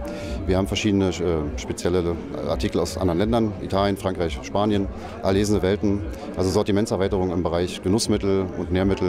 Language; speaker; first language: German; native; German